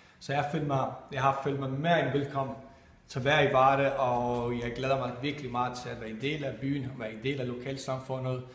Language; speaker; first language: Danish; non-native, fluent; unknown